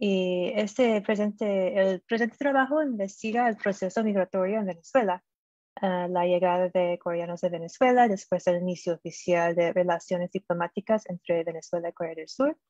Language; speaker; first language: Spanish; non-native, fluent; English